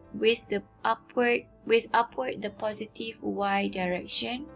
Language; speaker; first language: English; non-native, local second language; Malay